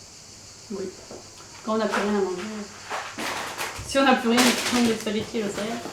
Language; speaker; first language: French; native; French